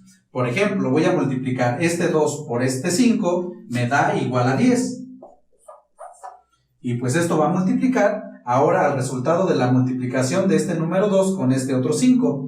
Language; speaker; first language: Spanish; native; Spanish